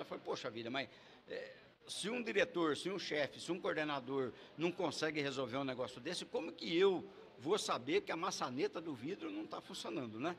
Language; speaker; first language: Portuguese; native; Portuguese